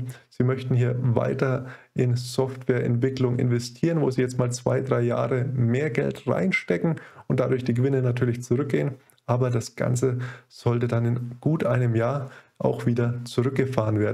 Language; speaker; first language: German; native; German